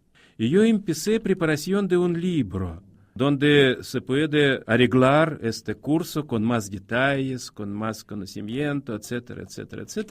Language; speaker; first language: Spanish; non-native, fluent; Russian